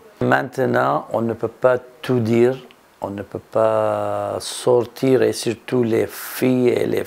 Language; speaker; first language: French; non-native, fluent; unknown